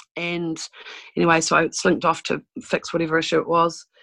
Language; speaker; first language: English; native; English